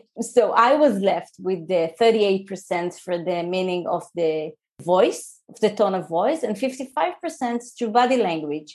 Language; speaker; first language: English; non-native, fluent; Hebrew